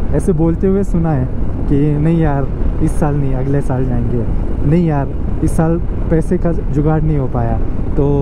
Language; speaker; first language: Hindi; non-native, local second language; Marathi